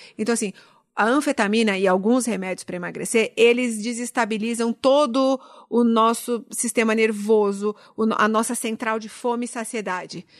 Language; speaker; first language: Portuguese; native; Portuguese